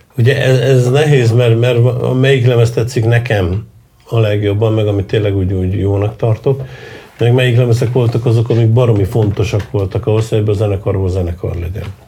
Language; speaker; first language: Hungarian; native; Hungarian